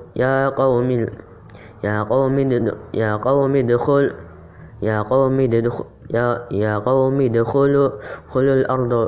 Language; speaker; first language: Arabic; non-native, learner; Indonesian